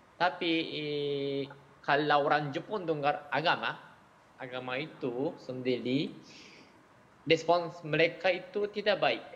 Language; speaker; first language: Malay; non-native, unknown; Japanese